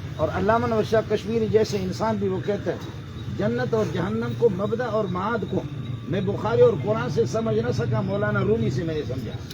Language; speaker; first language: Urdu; non-native, fluent; Baluchi